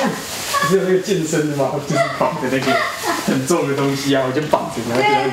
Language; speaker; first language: Chinese; native; Chinese